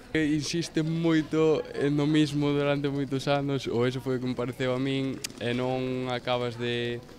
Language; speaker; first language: Galician; non-native, local second language; Spanish